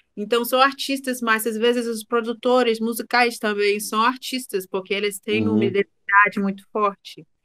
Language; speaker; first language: Portuguese; non-native, fluent; English